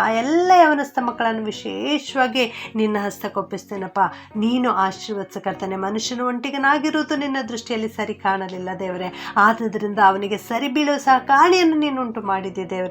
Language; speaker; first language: Kannada; native; Kannada